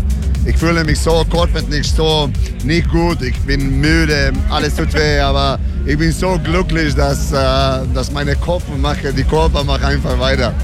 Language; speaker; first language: German; non-native, learner; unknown